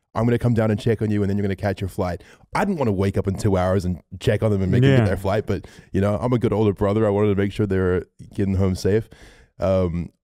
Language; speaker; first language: English; native; English